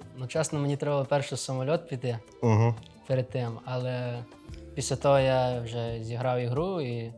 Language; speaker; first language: Ukrainian; early bilingual, other home language; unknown